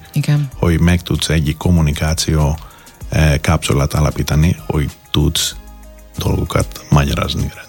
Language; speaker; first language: Hungarian; non-native, learner; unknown